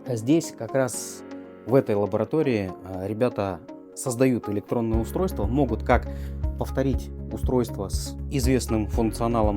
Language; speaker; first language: Russian; native; Russian